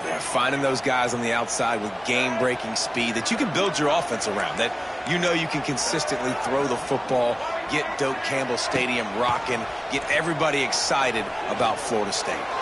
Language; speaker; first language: English; native; English